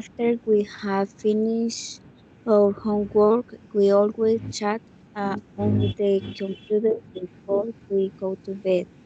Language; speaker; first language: English; non-native, learner; Spanish